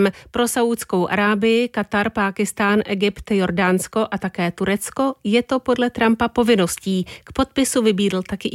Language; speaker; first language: Czech; native; Czech